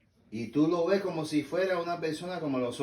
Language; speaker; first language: Spanish; early bilingual, heritage; English